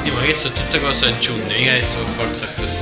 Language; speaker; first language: Italian; non-native, learner; Portuguese